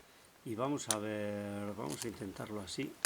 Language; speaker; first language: Spanish; native; Spanish